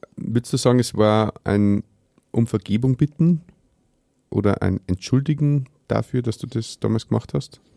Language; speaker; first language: German; native; German